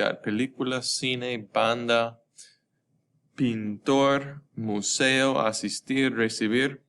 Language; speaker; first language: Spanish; non-native, fluent; English